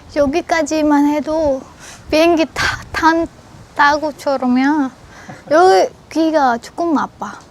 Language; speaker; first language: Korean; non-native, learner; Indonesian